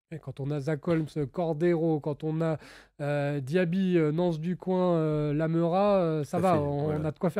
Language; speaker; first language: French; native; French